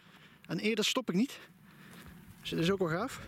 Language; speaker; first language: Dutch; native; Dutch